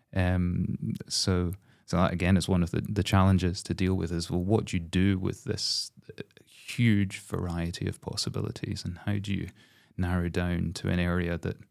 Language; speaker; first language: English; native; English